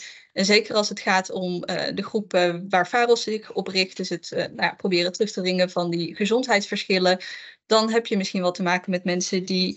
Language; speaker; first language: Dutch; native; Dutch